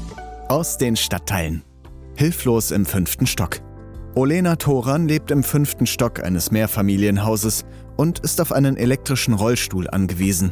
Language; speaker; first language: German; native; German